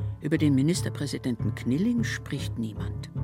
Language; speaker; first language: German; native; German